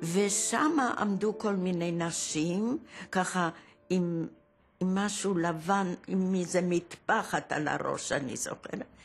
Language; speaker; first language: Hebrew; early bilingual, other home language; Polish